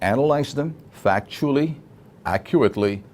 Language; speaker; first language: English; non-native, local second language; Filipino